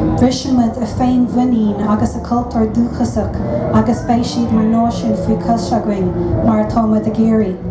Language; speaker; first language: Irish; non-native, local second language; English